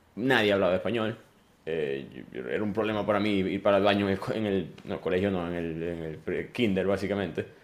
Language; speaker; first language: Spanish; native; Spanish